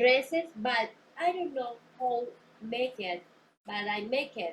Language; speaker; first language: English; non-native, learner; Spanish